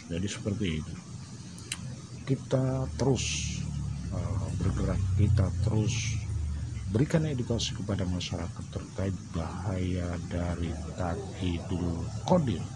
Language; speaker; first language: Indonesian; native; Indonesian